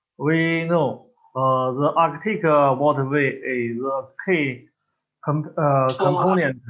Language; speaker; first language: English; non-native, learner; Chinese